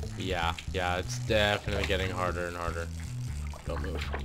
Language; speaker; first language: English; native; English